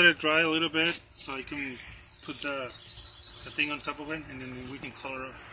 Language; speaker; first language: English; early bilingual, other home language; Spanish